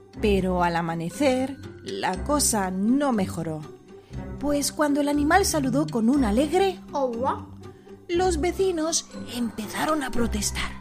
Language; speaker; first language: Spanish; native; Spanish